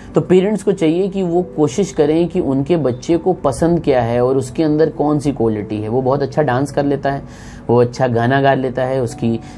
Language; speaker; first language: Hindi; native; Hindi